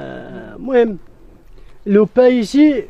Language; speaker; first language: French; non-native, learner; Berber languages